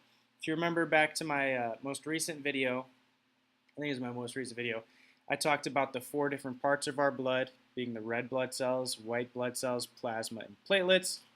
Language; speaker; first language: English; native; English